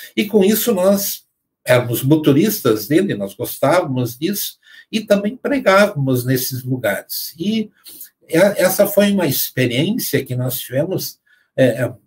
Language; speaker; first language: Portuguese; native; Portuguese